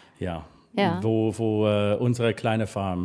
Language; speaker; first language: German; non-native, fluent; English